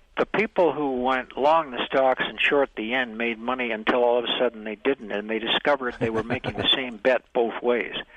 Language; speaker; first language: English; native; English